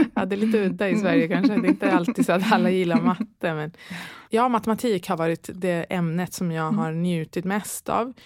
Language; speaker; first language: Swedish; early bilingual, other home language; Persian